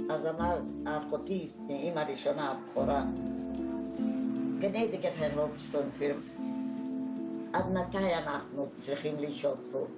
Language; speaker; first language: Hebrew; non-native, fluent; Hungarian